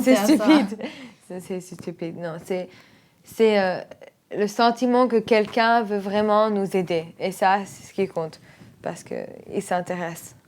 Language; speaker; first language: French; non-native, fluent; Romanian